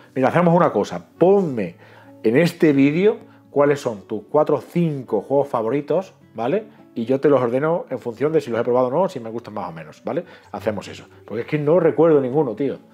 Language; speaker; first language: Spanish; native; Spanish